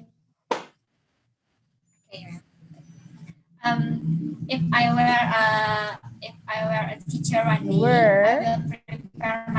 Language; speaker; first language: English; non-native, learner; Indonesian